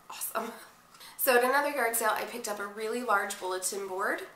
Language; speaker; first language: English; native; English